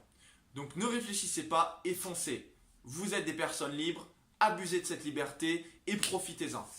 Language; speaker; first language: French; native; French